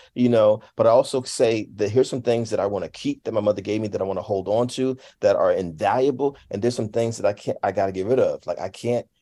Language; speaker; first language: English; native; English